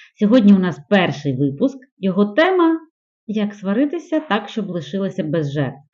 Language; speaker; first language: Ukrainian; non-native, local second language; Russian